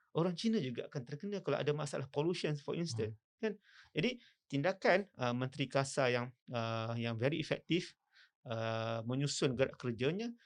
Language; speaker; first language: Malay; native; Malay